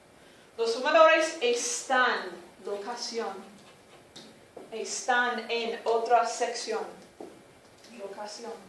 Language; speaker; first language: Spanish; non-native, fluent; English